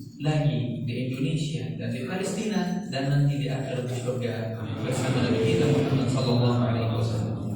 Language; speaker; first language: Indonesian; non-native, fluent; Arabic